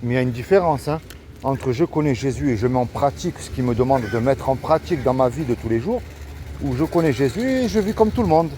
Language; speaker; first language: French; native; French